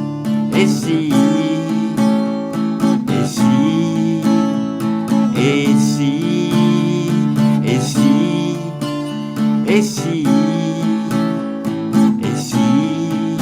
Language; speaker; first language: French; non-native, local second language; Kabyle